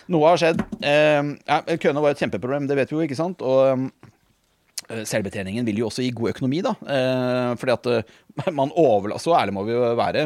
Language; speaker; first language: Norwegian; native; Norwegian